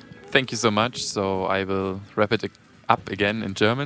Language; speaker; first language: English; non-native, fluent; German